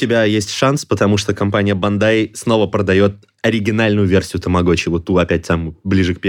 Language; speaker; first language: Russian; native; Russian